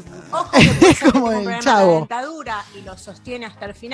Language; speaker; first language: Spanish; native; Spanish